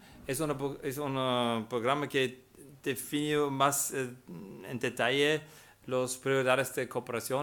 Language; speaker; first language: Spanish; non-native, fluent; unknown